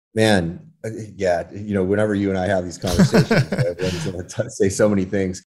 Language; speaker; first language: English; native; English